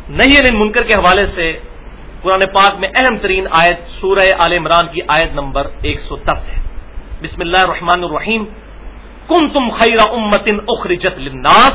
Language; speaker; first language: Urdu; non-native, local second language; Punjabi